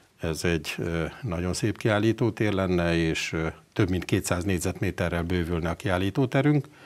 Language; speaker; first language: Hungarian; native; Hungarian